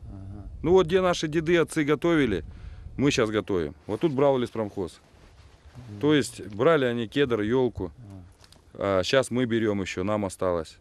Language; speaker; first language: Russian; native; Russian